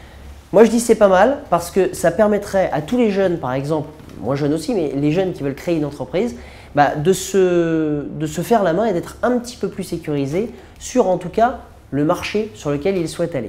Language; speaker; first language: French; native; French